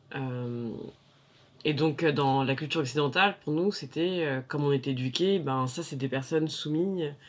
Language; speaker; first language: French; native; French